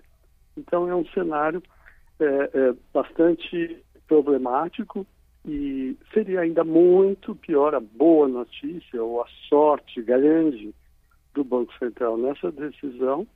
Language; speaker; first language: Portuguese; native; Portuguese